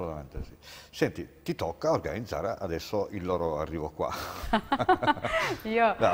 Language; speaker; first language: Italian; native; Italian